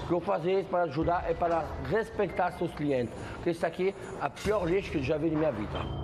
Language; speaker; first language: Portuguese; non-native, fluent; French